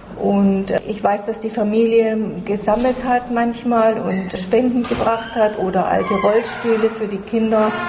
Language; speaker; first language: German; native; German